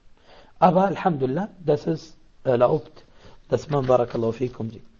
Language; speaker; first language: German; non-native, fluent; Arabic